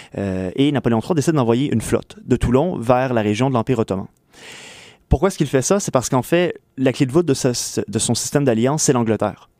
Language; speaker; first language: French; native; French